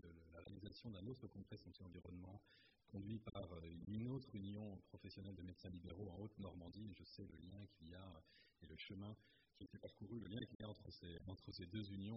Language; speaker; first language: French; native; French